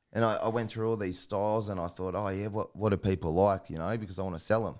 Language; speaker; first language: English; native; English